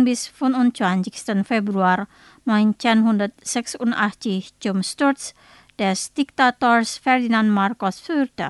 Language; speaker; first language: German; non-native, fluent; Indonesian